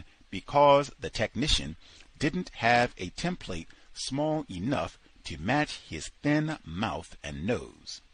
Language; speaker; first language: English; native; English